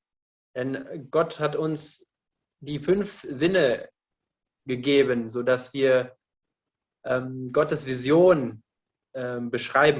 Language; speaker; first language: German; non-native, fluent; Indonesian